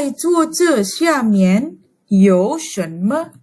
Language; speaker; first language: Chinese; non-native, fluent; Indonesian